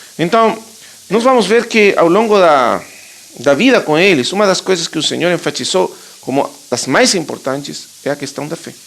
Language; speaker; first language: Portuguese; native; Portuguese